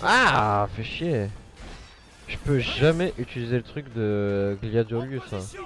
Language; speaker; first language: French; native; French